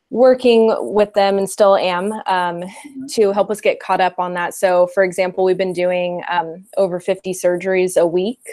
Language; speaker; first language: English; native; English